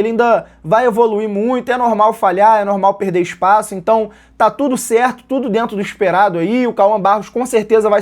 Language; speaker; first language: Portuguese; native; Portuguese